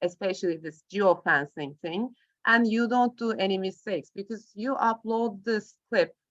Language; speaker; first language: English; non-native, fluent; Turkish